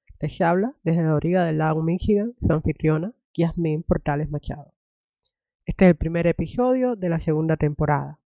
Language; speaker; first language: Spanish; native; Spanish